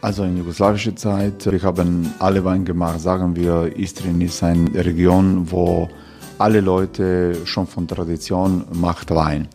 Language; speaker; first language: German; non-native, learner; Croatian